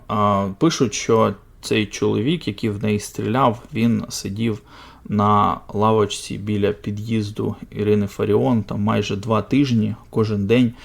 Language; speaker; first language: Ukrainian; non-native, local second language; Russian